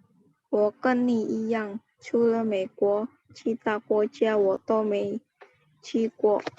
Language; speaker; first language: Chinese; non-native, learner; Indonesian